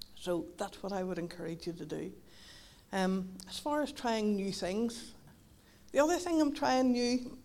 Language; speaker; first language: English; native; English